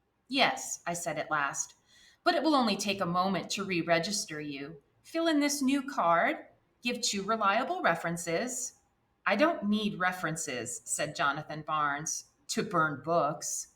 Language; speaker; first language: English; native; English